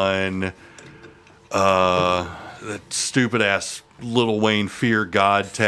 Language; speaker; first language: English; native; English